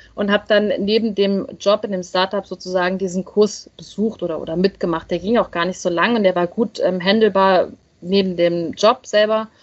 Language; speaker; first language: German; native; German